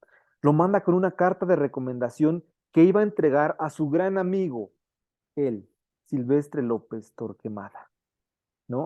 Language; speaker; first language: Spanish; native; Spanish